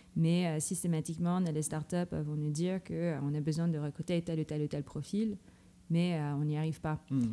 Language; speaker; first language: French; non-native, fluent; Filipino